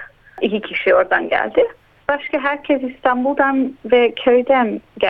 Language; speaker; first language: Turkish; early bilingual, heritage; Turkish